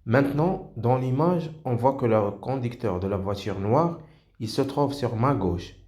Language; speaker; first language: French; non-native, local second language; Arabic